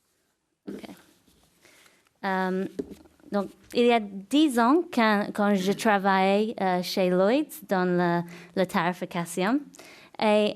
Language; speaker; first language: French; non-native, fluent; English